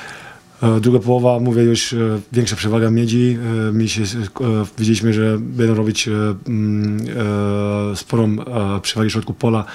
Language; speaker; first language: Polish; non-native, fluent; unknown